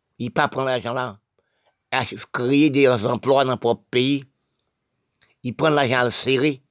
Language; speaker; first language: French; non-native, local second language; Haitian Creole